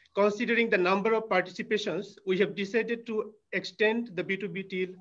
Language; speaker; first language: English; non-native, local second language; Bangla